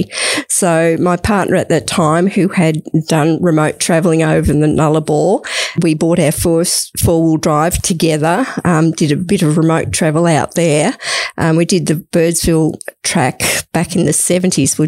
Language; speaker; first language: English; native; English